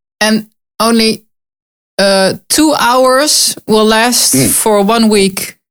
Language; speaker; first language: English; non-native, learner; Dutch